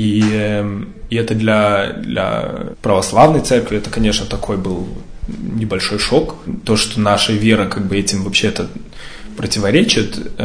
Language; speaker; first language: Russian; early bilingual, heritage; Russian